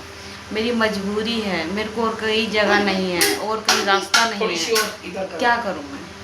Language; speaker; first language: Hindi; native; Hindi